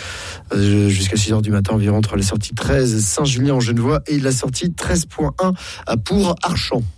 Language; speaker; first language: French; native; French